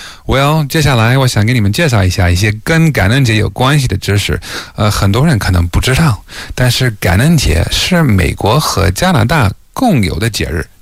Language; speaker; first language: Chinese; non-native, fluent; English